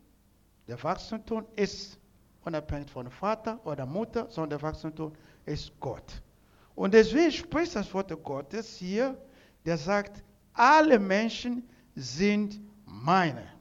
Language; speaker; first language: German; non-native, learner; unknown